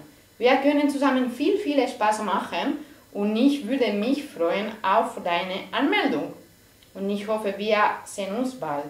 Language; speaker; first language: German; non-native, fluent; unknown